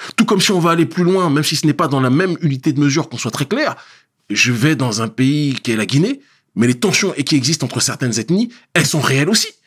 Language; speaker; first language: French; native; French